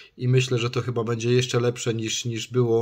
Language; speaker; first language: Polish; native; Polish